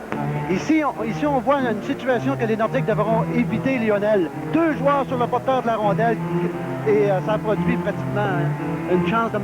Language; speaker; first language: French; native; French